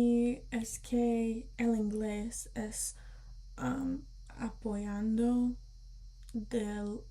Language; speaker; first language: Spanish; early bilingual, heritage; Spanish